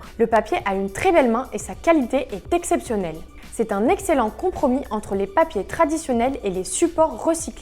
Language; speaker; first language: French; native; French